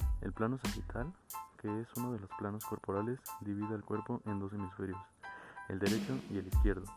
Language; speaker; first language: Spanish; native; Spanish